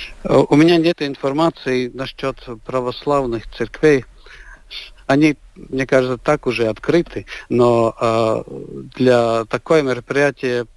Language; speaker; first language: Russian; non-native, local second language; Latvian